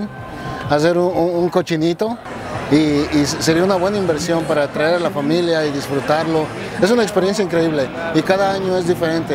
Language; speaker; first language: Spanish; early bilingual, heritage; Spanish